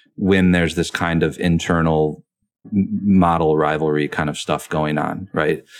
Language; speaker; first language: English; native; English